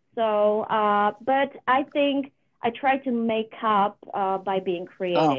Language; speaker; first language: English; non-native, fluent; Polish